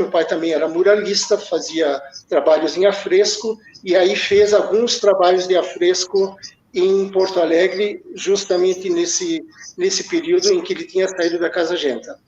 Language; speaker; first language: Portuguese; early bilingual, other home language; German